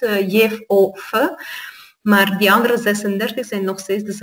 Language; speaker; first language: Dutch; non-native, fluent; Armenian